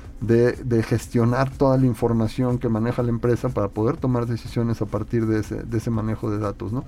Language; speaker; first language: Spanish; native; Spanish